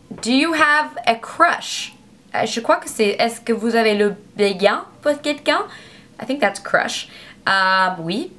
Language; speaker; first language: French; non-native, learner; English